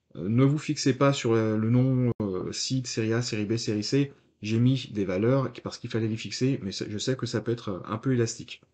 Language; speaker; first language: French; native; French